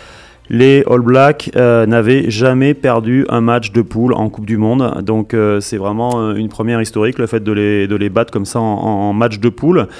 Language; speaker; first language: French; native; French